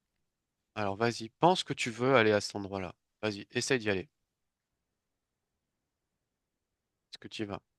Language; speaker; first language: French; native; French